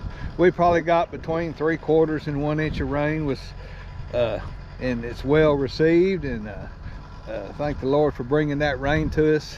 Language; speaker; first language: English; native; English